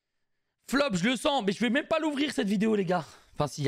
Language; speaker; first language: French; native; French